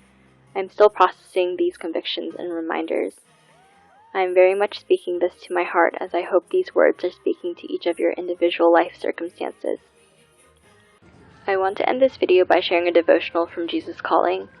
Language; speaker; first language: English; native; English